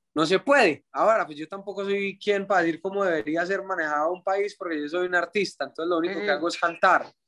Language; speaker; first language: Spanish; native; Spanish